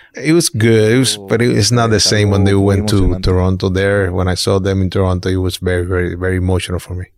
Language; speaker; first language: English; non-native, fluent; Spanish